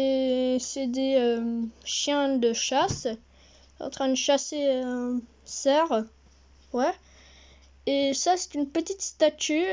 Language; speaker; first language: French; early bilingual, heritage; French